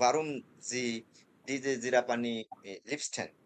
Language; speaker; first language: German; non-native, fluent; Bangla